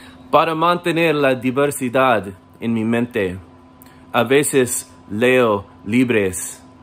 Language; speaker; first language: Spanish; non-native, learner; English